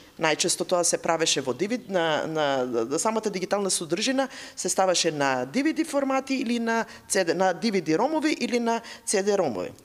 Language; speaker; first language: Macedonian; native; Macedonian